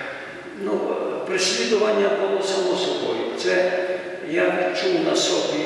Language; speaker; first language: Ukrainian; native; Ukrainian